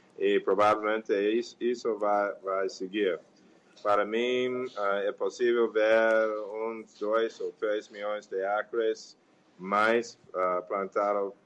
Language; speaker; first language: Portuguese; non-native, fluent; English